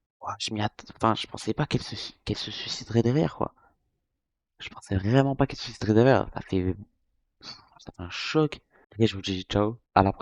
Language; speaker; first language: French; native; French